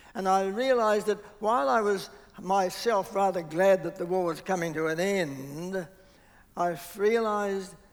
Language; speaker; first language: English; native; English